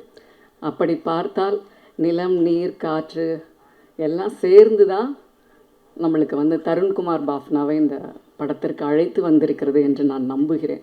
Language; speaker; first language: Tamil; native; Tamil